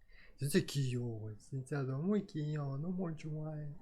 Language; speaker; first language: Korean; non-native, learner; Russian